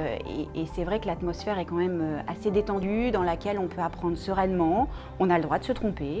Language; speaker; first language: French; native; French